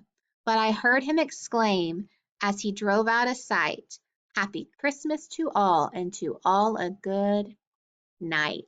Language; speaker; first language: English; native; English